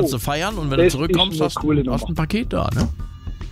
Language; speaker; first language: German; native; German